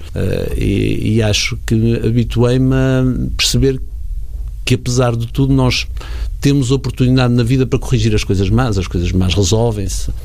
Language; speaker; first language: Portuguese; native; Portuguese